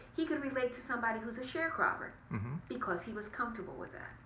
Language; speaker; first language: English; native; English